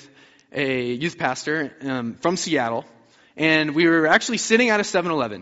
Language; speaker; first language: English; native; English